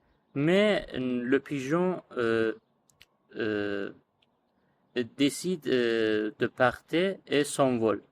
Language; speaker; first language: French; non-native, learner; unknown